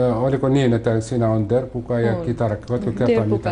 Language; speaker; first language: Finnish; non-native, learner; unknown